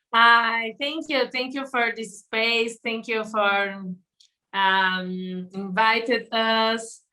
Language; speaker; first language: English; non-native, learner; Portuguese